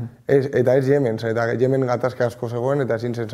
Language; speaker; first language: Basque; non-native, local second language; Spanish